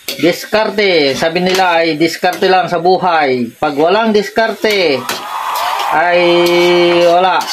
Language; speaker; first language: Filipino; non-native, local second language; Iloko